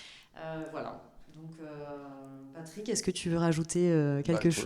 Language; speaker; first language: French; native; French